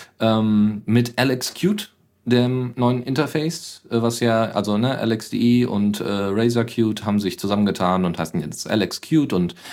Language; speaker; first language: German; native; German